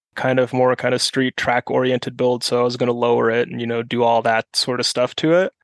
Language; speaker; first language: English; non-native, fluent; German